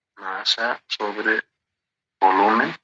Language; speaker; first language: Spanish; native; Spanish